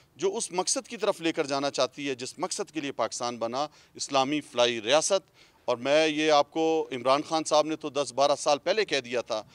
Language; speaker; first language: Urdu; non-native, local second language; Pashto